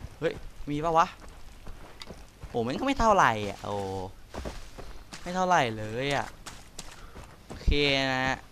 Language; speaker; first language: Thai; native; Thai